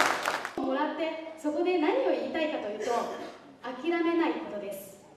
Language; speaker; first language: Japanese; non-native, fluent; Chinese